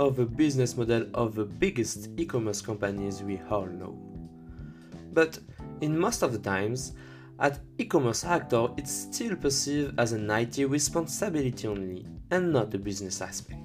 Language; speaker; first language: English; non-native, fluent; French